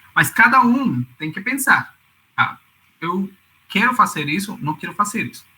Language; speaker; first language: Portuguese; non-native, fluent; Spanish